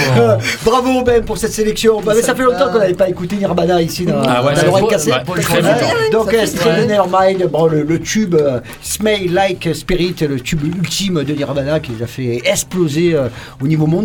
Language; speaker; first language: French; native; French